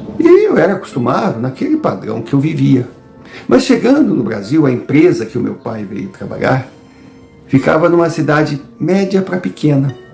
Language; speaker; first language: Portuguese; native; Portuguese